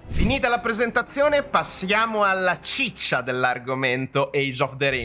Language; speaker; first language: Italian; native; Italian